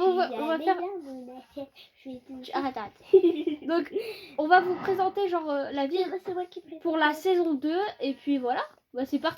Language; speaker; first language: French; native; French